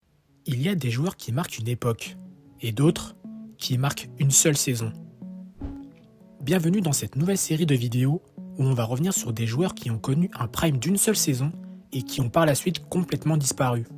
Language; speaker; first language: French; native; French